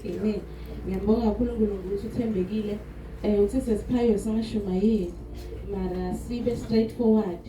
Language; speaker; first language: Zulu; non-native, local second language; Swati